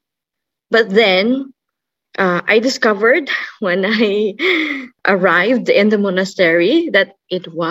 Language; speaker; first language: English; non-native, local second language; Cebuano